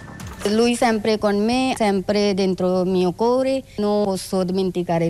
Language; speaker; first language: Italian; non-native, learner; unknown